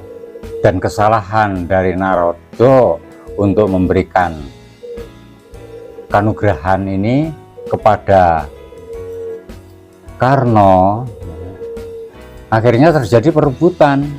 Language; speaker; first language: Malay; non-native, local second language; Javanese